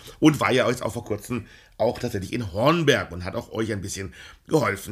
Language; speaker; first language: German; native; German